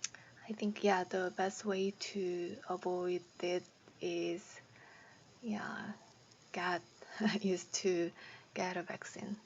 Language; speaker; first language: English; non-native, learner; Korean